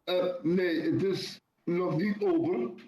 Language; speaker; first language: Dutch; non-native, local second language; Papiamento